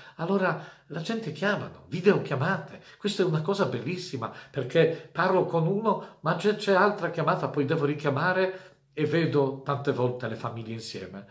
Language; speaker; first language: Italian; non-native, fluent; Polish